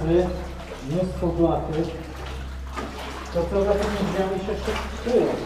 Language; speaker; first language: Polish; native; Polish